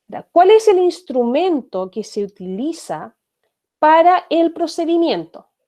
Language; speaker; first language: Spanish; native; Spanish